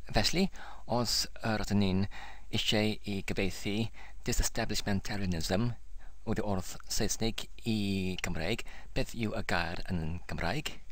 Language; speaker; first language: Welsh; non-native, learner; English